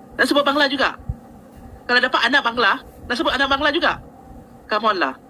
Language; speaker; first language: Malay; native; Malay